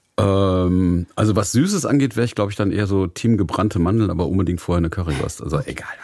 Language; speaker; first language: German; native; German